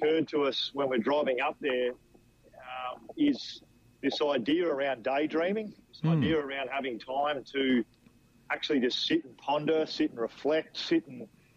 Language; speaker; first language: English; native; English